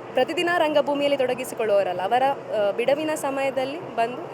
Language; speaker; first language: Kannada; native; Kannada